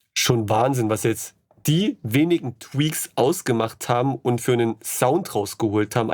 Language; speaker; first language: German; native; German